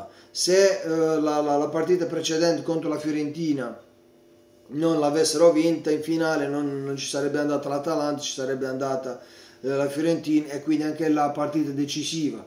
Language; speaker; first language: Italian; native; Italian